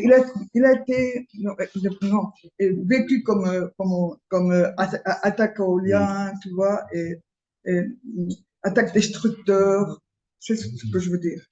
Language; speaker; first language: French; non-native, fluent; Spanish